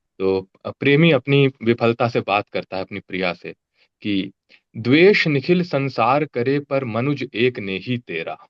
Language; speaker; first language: Hindi; native; Hindi